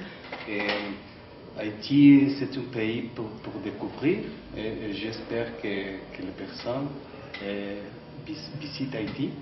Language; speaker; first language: French; non-native, learner; Spanish